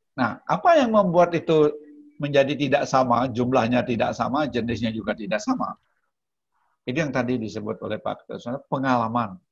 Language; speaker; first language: Indonesian; non-native, local second language; Balinese